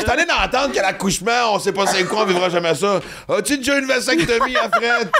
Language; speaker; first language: French; native; French